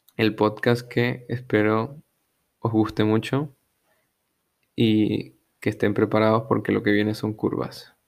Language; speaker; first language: Spanish; native; Spanish